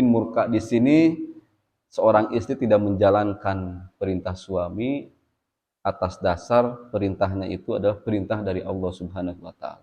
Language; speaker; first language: Indonesian; non-native, local second language; Sundanese